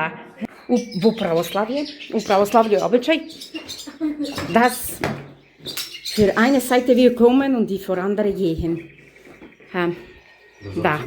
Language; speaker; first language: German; non-native, learner; Macedonian